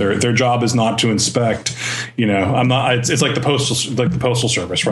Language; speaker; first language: English; native; English